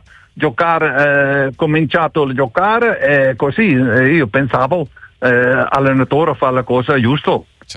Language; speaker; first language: Italian; non-native, learner; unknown